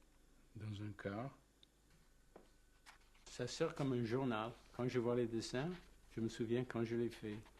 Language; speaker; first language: French; non-native, fluent; English